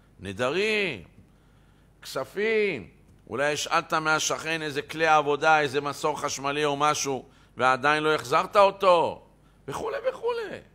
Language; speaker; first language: Hebrew; native; Hebrew